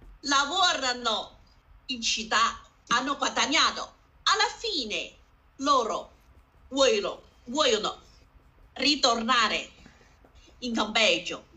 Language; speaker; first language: Italian; non-native, learner; Chinese